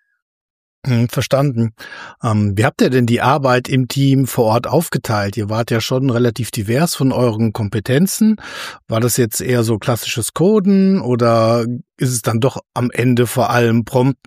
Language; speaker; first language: German; native; German